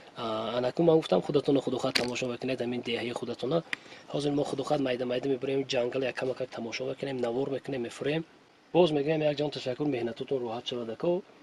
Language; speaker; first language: Tajik; native; Tajik